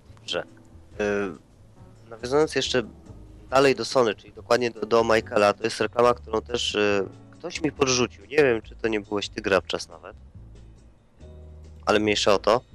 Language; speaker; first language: Polish; native; Polish